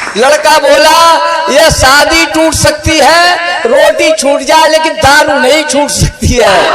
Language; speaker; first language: Hindi; native; Hindi